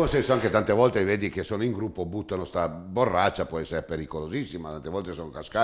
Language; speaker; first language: Italian; native; Italian